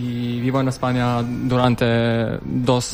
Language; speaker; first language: Spanish; non-native, fluent; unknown